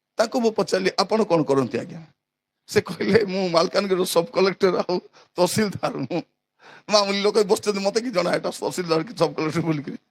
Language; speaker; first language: Odia; native; Odia